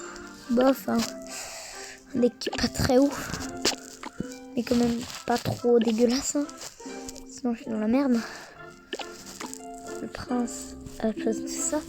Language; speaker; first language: French; native; French